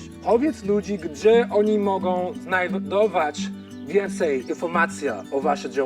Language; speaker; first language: Polish; non-native, learner; English